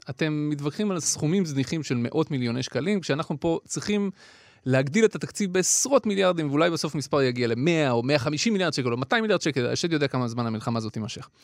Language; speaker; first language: Hebrew; native; Hebrew